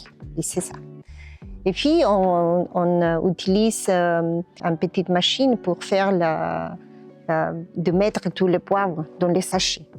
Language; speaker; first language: French; non-native, learner; Spanish